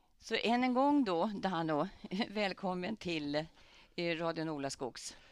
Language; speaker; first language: Swedish; native; Swedish